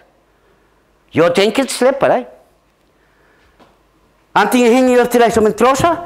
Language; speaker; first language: Swedish; early bilingual, other home language; Spanish